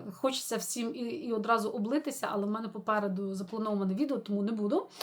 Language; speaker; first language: Ukrainian; non-native, local second language; Russian